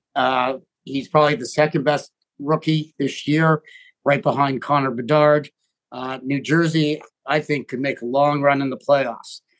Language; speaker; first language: English; native; English